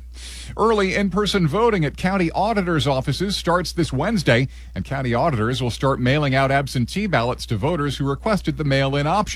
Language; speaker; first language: English; native; English